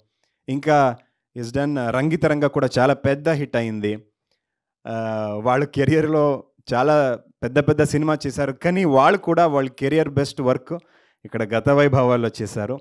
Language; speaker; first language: Telugu; non-native, learner; Kannada